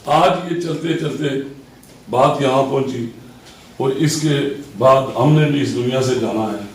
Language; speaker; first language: Urdu; non-native, local second language; Pahari-Potwari